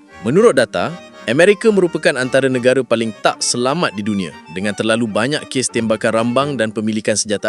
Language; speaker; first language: Malay; native; Malay